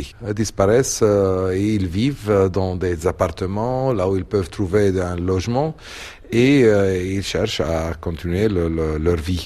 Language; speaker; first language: French; non-native, fluent; Arabic